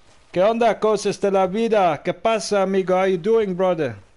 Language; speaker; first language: Spanish; non-native, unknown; Dutch